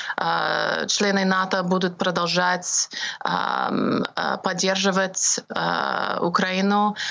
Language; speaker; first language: Russian; non-native, fluent; English